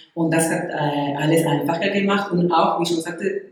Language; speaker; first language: German; non-native, fluent; Spanish